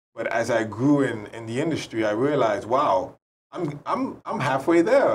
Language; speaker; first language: English; native; English